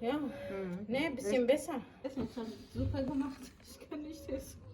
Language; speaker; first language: German; non-native, learner; Arabic